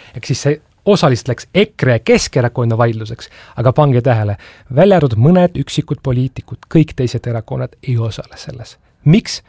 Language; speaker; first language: Estonian; non-native, local second language; Russian